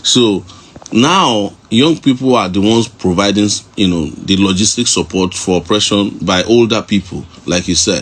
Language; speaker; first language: English; non-native, local second language; Yoruba